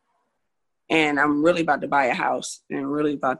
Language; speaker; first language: English; native; English